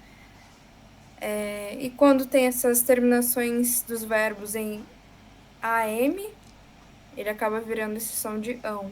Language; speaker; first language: Portuguese; native; Portuguese